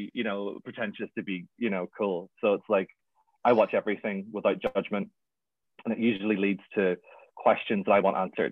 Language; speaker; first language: English; native; English